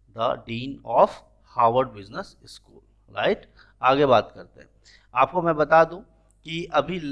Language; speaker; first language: Hindi; native; Hindi